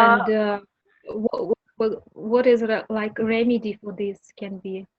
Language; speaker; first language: English; non-native, learner; Russian